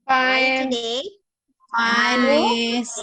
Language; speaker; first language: English; non-native, learner; Indonesian